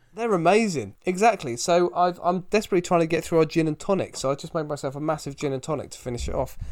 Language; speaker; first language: English; native; English